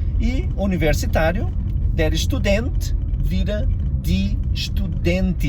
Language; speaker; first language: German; non-native, fluent; Portuguese